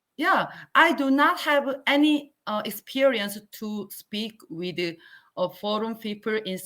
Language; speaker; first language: English; non-native, learner; Korean